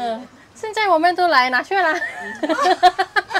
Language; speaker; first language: Chinese; non-native, fluent; Indonesian